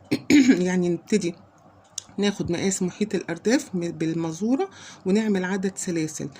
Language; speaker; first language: Arabic; native; Arabic